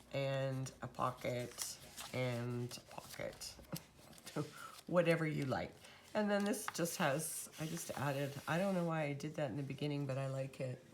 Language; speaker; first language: English; native; English